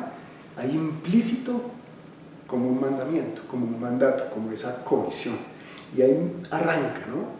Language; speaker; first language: Spanish; native; Spanish